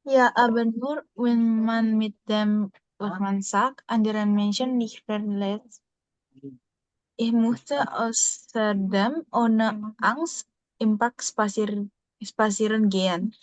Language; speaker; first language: German; non-native, learner; Indonesian